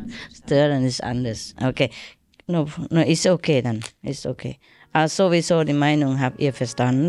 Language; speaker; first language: German; non-native, learner; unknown